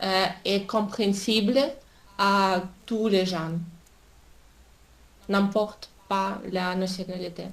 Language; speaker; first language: French; non-native, learner; Russian